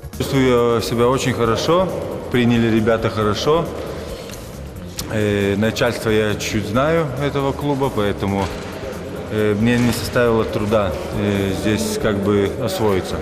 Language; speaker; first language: Russian; non-native, fluent; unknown